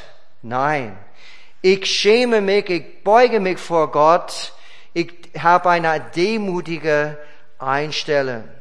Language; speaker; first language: German; non-native, fluent; English